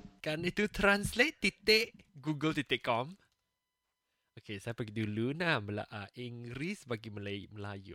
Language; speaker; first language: Malay; non-native, local second language; Chinese